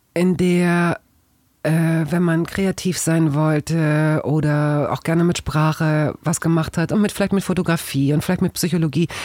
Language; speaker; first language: German; native; German